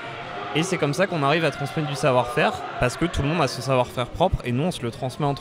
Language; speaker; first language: French; native; French